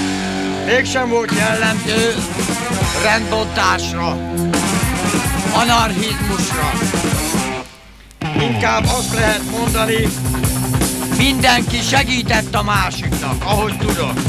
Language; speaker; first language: Hungarian; native; Hungarian